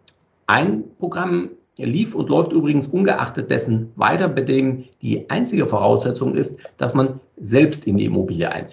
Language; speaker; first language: German; native; German